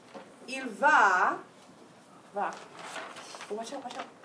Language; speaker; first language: French; non-native, fluent; English